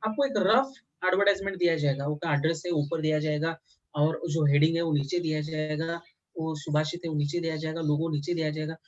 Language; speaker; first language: Hindi; non-native, local second language; Marathi